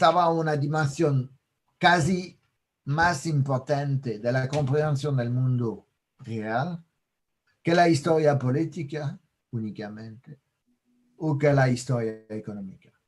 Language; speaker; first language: Spanish; non-native, fluent; French